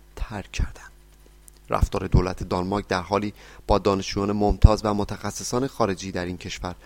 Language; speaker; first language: Persian; native; Persian